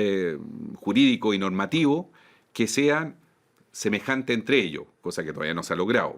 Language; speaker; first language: Spanish; native; Spanish